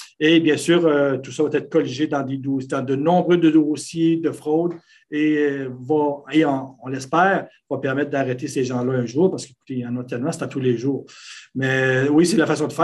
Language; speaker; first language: French; native; French